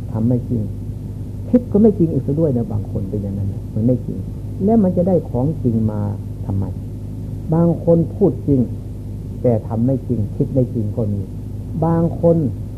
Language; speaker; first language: Thai; non-native, local second language; Lao